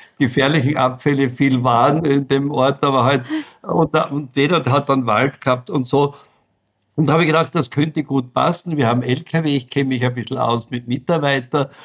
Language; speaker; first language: German; native; German